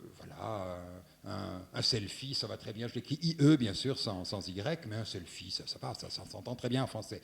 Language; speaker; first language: French; native; French